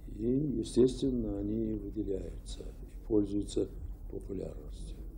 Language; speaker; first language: Russian; non-native, local second language; Azerbaijani